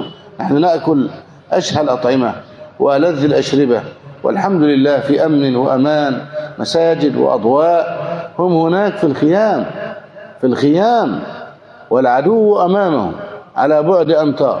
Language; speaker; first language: Arabic; native; Arabic